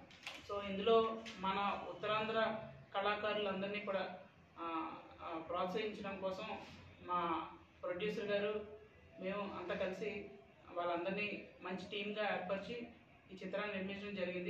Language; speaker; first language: Telugu; native; Telugu